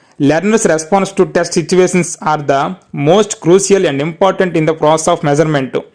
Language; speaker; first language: English; non-native, local second language; Telugu